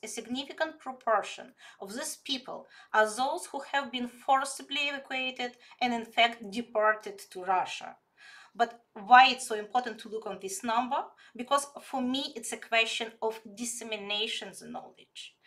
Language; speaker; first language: English; non-native, fluent; Ukrainian